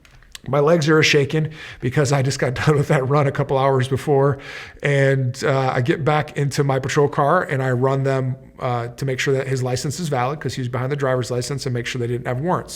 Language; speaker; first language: English; native; English